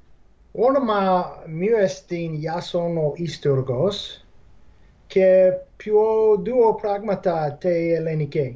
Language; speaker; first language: Greek; non-native, fluent; English